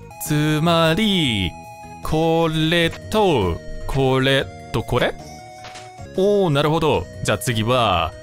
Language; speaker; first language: Japanese; non-native, fluent; English